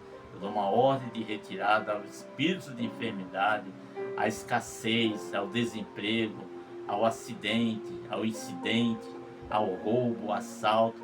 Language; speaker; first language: Portuguese; native; Portuguese